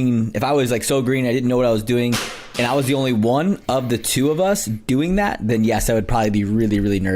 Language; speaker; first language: English; native; English